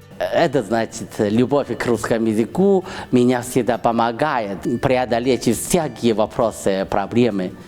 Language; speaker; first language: Russian; non-native, fluent; Chinese